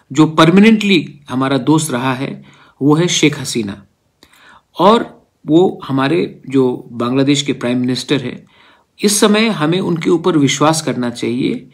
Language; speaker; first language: Hindi; non-native, local second language; Kok Borok